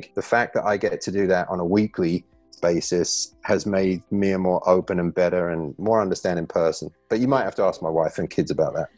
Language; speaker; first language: English; native; English